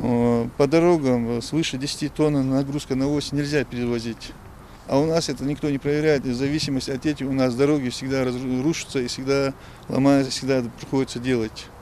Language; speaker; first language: Russian; non-native, local second language; Ingush